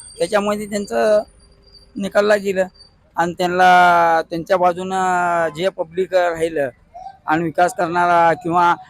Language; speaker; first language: Marathi; native; Marathi